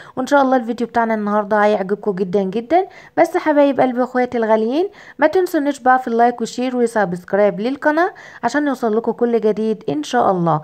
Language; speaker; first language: Arabic; native; Arabic